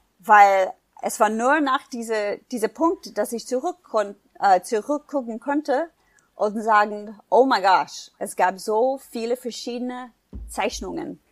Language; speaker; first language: German; non-native, fluent; English